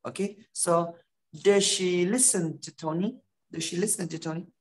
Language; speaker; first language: English; non-native, fluent; Vietnamese